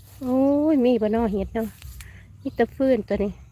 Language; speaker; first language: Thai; non-native, local second language; Lao